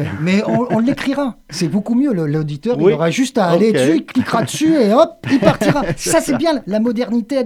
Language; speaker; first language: French; native; French